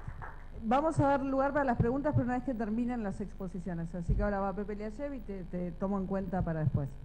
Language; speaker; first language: Spanish; native; Spanish